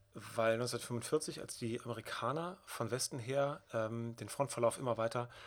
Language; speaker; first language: German; native; German